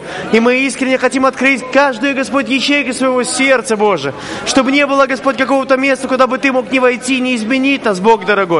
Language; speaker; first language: Russian; native; Russian